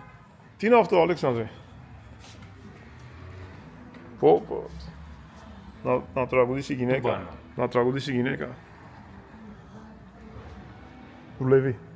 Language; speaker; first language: Greek; non-native, fluent; Armenian